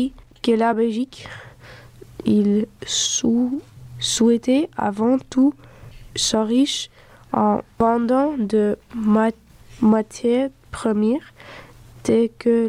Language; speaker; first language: French; early bilingual, other home language; Dutch